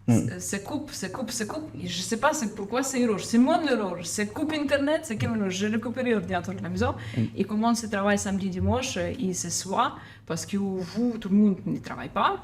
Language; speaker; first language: French; non-native, learner; Ukrainian